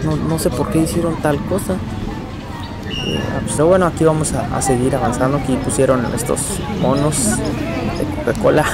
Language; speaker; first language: Spanish; native; Spanish